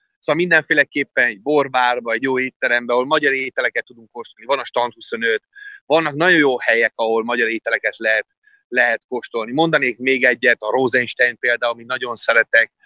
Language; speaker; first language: Hungarian; non-native, fluent; Italian